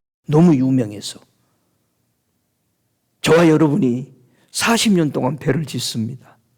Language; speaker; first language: Korean; native; Korean